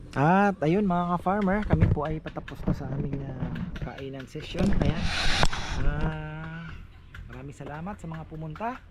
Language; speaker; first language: Filipino; native; Filipino